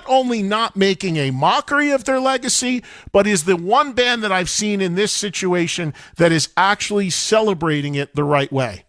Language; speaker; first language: English; native; English